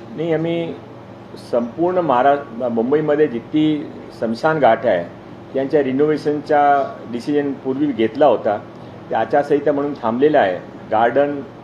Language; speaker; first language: Marathi; non-native, local second language; Hindi